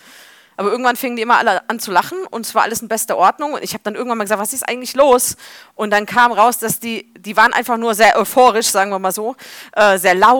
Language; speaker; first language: German; native; German